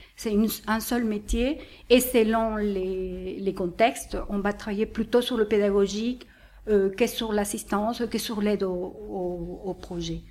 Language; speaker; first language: French; non-native, fluent; Spanish